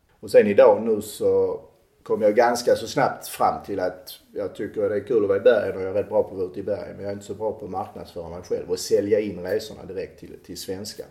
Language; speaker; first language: Swedish; native; Swedish